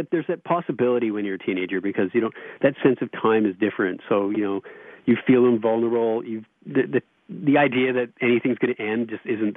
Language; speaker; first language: English; native; English